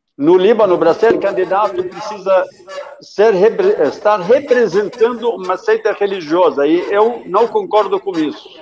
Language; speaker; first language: Portuguese; non-native, fluent; Arabic